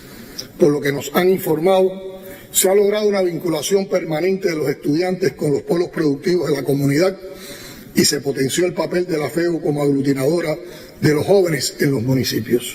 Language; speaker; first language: Spanish; native; Spanish